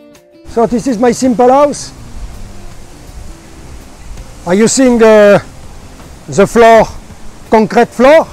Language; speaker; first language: English; non-native, learner; French